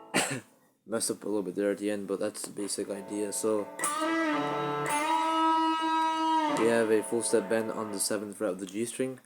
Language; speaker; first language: English; native; English